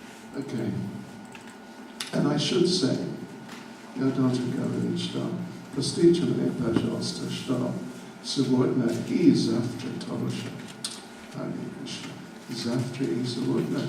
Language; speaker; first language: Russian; non-native, learner; English